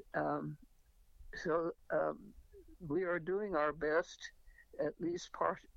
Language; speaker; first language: English; native; English